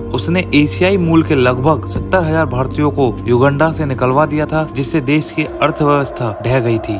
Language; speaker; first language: Hindi; native; Hindi